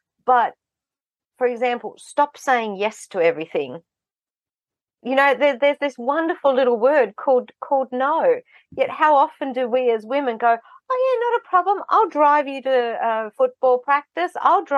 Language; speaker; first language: English; native; English